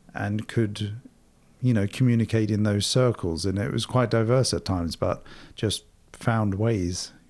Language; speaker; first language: English; native; English